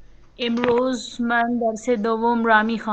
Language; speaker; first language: Persian; non-native, learner; Urdu